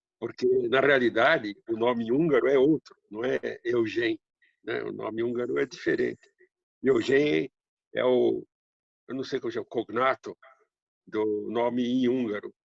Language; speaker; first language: Portuguese; early bilingual, other home language; Hungarian